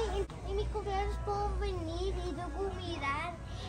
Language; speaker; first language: Spanish; early bilingual, other home language; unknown